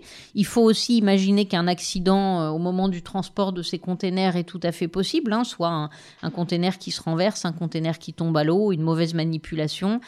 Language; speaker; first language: French; native; French